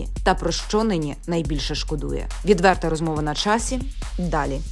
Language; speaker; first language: Ukrainian; native; Ukrainian